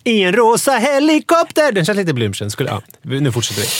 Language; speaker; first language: Swedish; native; Swedish